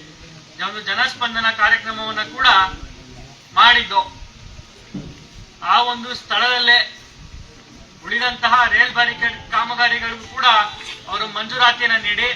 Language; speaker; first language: Kannada; native; Kannada